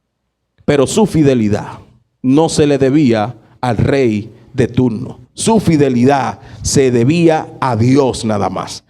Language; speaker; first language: Spanish; native; Spanish